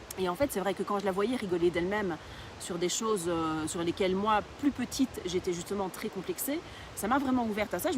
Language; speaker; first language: French; early bilingual, other home language; Portuguese